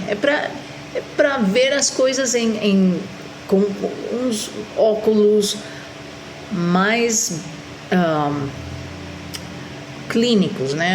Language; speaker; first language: Portuguese; non-native, fluent; Spanish